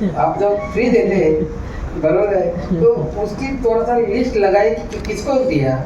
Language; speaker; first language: Hindi; non-native, local second language; Marathi